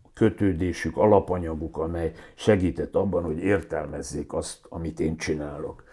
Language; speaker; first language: Hungarian; native; Hungarian